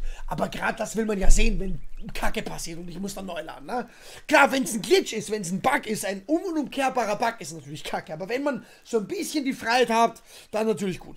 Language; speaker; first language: German; native; German